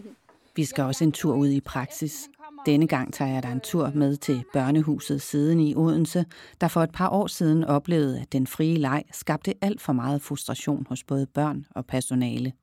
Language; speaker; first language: Danish; native; Danish